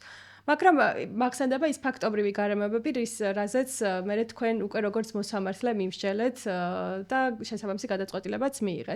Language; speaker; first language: Georgian; native; Georgian